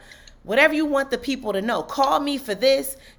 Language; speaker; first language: English; native; English